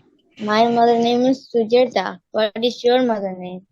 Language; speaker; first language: English; non-native, learner; Tamil